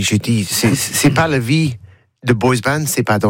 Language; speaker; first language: French; non-native, learner; English